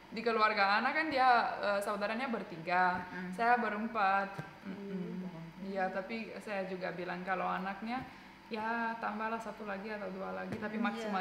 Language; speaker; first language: Indonesian; non-native, fluent; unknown